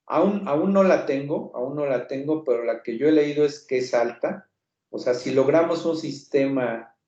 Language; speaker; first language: Spanish; native; Spanish